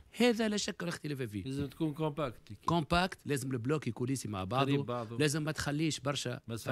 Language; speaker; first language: Arabic; native; Arabic